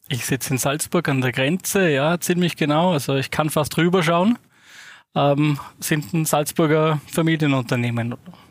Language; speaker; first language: German; native; German